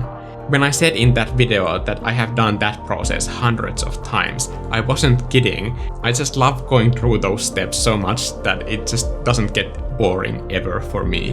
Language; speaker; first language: English; non-native, fluent; Finnish